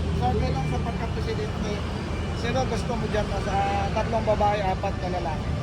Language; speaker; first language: Filipino; native; Filipino